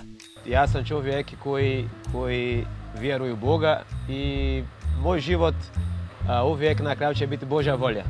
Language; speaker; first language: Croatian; non-native, fluent; Portuguese